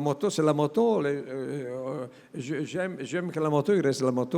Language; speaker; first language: French; non-native, learner; Italian